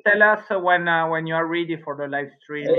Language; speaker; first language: English; non-native, learner; Spanish